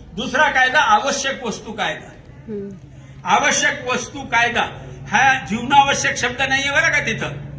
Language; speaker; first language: Marathi; non-native, local second language; Urdu